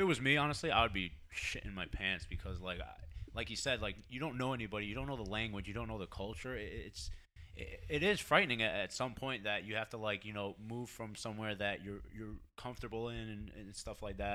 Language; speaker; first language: English; early bilingual, other home language; Portuguese